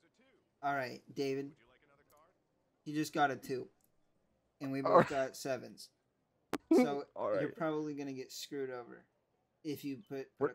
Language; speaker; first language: English; native; English